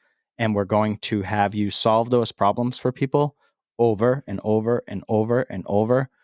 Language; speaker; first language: English; native; English